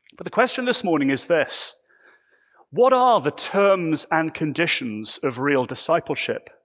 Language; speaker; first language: English; native; English